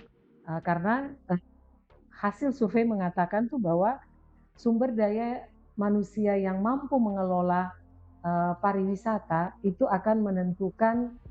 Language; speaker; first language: Indonesian; native; Indonesian